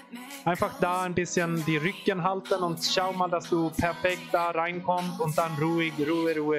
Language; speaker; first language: German; non-native, fluent; Swedish